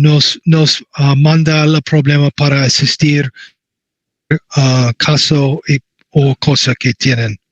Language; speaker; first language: Spanish; non-native, learner; English